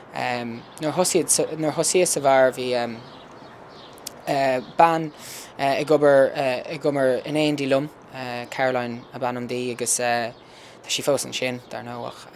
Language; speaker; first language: Irish; early bilingual, heritage; English